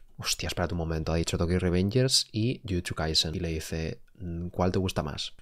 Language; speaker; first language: Spanish; native; Spanish